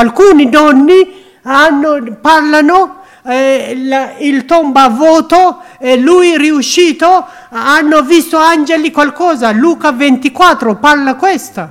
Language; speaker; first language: Italian; non-native, learner; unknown